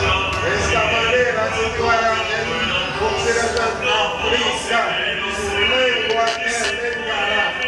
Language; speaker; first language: Spanish; non-native, learner; Haitian Creole